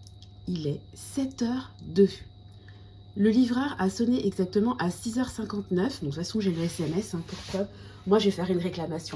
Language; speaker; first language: French; native; French